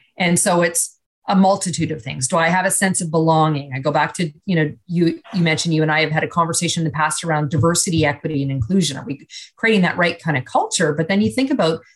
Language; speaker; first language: English; native; English